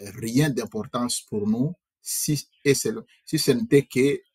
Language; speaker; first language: French; non-native, local second language; Swahili